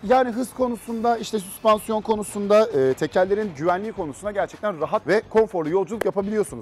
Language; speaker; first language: Turkish; native; Turkish